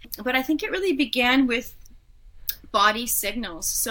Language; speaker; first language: English; native; English